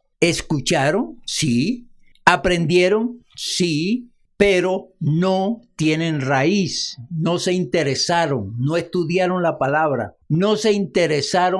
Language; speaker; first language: Spanish; native; Spanish